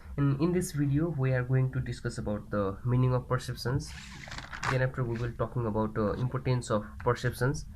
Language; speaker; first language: English; non-native, local second language; Nepali